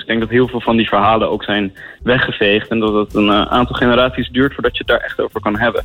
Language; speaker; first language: Dutch; native; Dutch